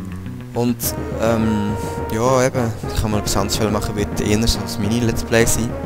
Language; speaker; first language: German; native; German